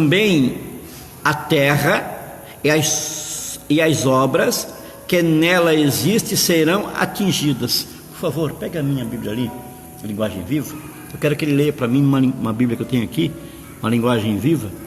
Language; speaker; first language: Portuguese; native; Portuguese